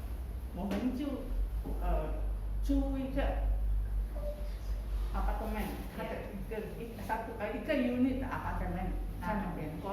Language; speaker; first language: Chinese; early bilingual, heritage; Chinese